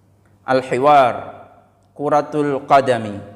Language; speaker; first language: Arabic; non-native, fluent; Indonesian